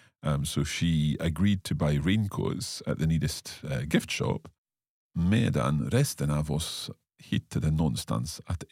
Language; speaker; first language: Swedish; non-native, learner; English